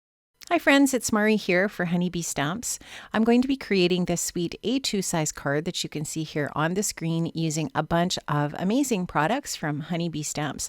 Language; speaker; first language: English; native; English